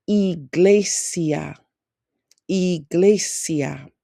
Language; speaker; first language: Spanish; non-native, fluent; English